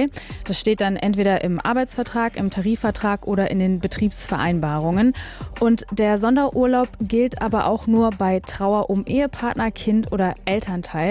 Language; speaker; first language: German; native; German